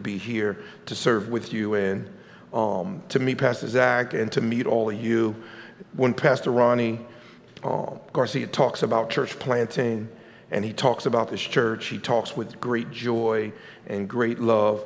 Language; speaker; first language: English; native; English